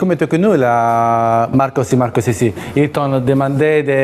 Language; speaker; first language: French; non-native, learner; Italian